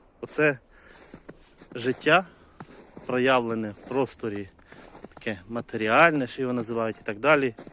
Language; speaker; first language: Ukrainian; native; Ukrainian